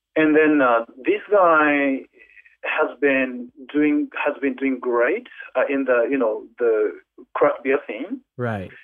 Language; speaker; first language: English; non-native, fluent; Japanese